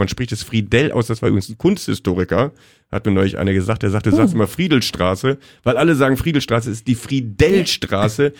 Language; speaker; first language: German; native; German